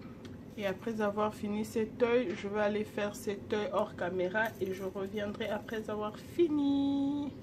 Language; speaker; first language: French; non-native, local second language; Lingala